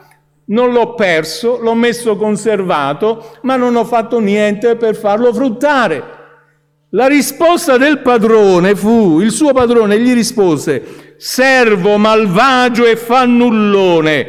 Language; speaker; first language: Italian; native; Italian